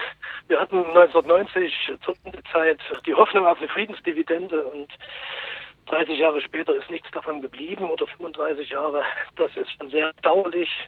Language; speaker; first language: German; native; German